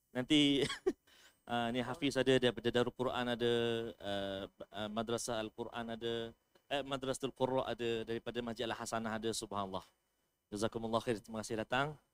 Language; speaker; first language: Malay; native; Malay